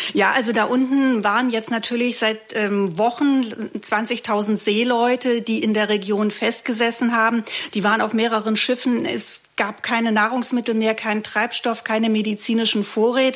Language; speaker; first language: German; native; German